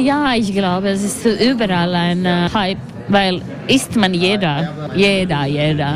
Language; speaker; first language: German; non-native, fluent; Latvian